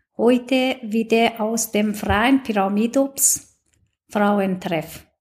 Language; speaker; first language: German; non-native, learner; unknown